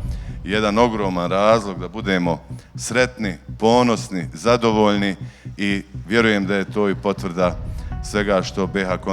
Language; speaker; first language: Bosnian; native; Bosnian